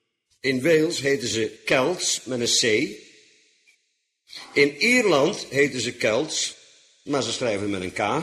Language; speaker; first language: Dutch; native; Dutch